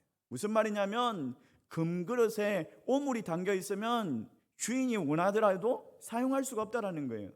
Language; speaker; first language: Korean; native; Korean